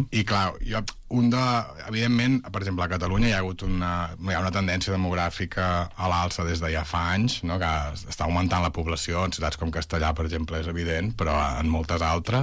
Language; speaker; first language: Catalan; native; Catalan